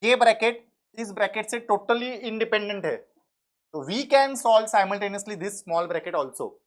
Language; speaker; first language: Hindi; non-native, local second language; Marathi